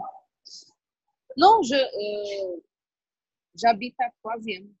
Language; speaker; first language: French; non-native, learner; Portuguese